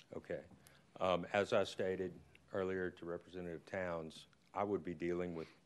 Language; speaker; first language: English; native; English